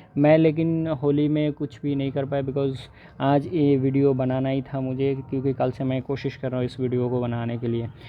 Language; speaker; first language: Hindi; non-native, local second language; Bangla